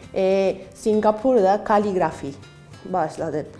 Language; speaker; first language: Turkish; non-native, learner; Spanish